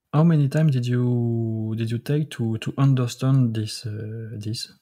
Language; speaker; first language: English; non-native, learner; French